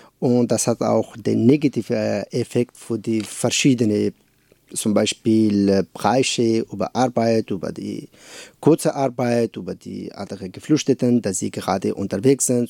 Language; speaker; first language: German; non-native, learner; Persian